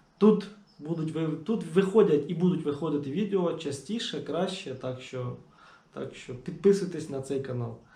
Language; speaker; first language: Ukrainian; native; Ukrainian